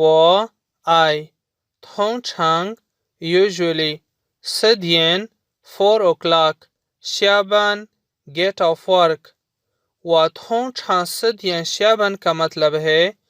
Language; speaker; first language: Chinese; non-native, fluent; Urdu